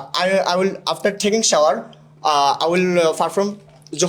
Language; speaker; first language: English; non-native, learner; Bangla